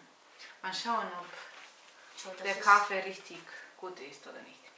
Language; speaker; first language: German; non-native, fluent; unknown